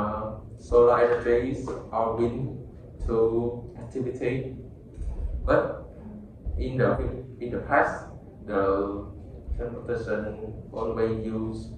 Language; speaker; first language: English; non-native, learner; Vietnamese